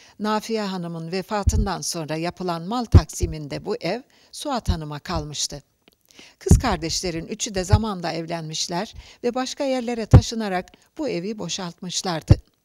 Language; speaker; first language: Turkish; native; Turkish